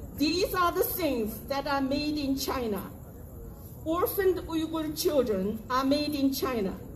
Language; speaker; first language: English; non-native, fluent; Uyghur